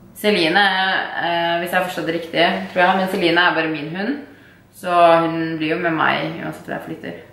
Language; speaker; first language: Norwegian; native; Norwegian